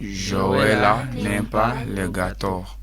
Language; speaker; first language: French; non-native, learner; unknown